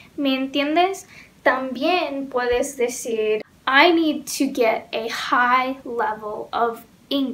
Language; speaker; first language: Spanish; non-native, learner; English